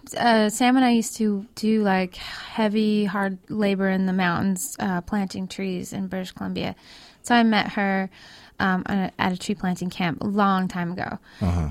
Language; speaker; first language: English; native; English